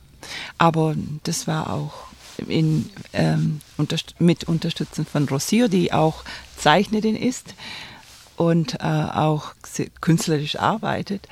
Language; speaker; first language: German; non-native, fluent; Spanish